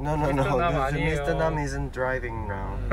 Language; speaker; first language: English; non-native, learner; Korean